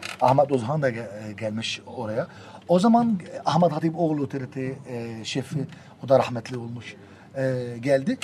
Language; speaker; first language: Turkish; non-native, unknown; Arabic